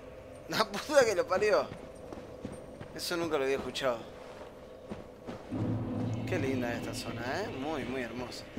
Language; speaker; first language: Spanish; native; Spanish